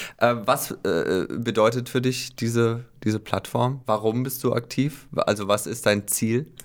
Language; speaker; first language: German; native; German